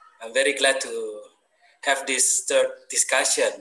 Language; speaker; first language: English; non-native, learner; Indonesian